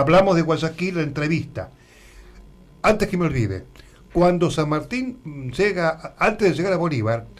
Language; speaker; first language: Spanish; native; Spanish